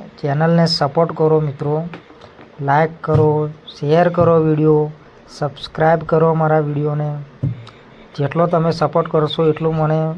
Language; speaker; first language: Gujarati; native; Gujarati